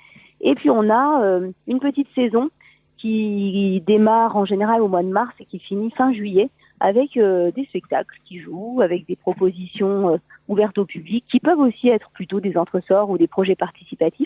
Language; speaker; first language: French; native; French